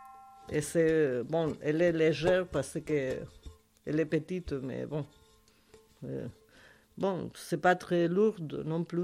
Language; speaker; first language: French; non-native, fluent; Spanish